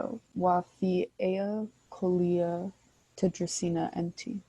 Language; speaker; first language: Arabic; non-native, learner; English